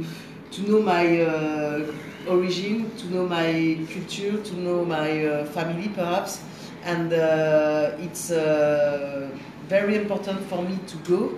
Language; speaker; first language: English; non-native, learner; French